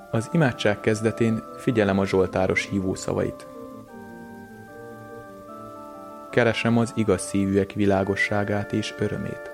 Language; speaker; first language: Hungarian; native; Hungarian